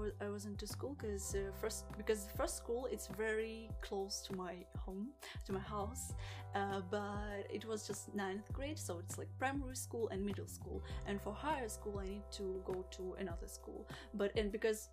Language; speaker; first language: English; non-native, fluent; Russian